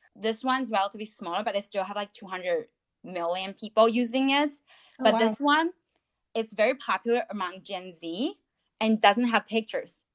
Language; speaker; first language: English; non-native, fluent; Chinese